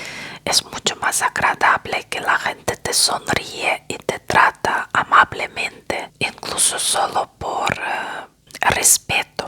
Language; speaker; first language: Spanish; non-native, fluent; Russian